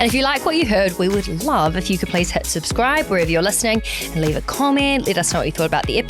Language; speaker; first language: English; native; English